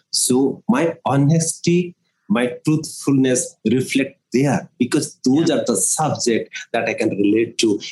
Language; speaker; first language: English; non-native, local second language; Odia